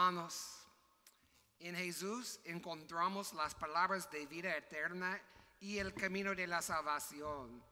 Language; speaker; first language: Spanish; non-native, learner; English